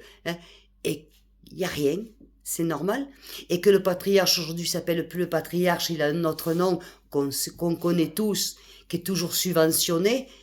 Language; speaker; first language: French; native; French